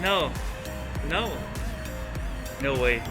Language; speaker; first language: English; non-native, fluent; German